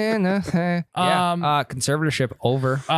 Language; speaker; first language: English; native; English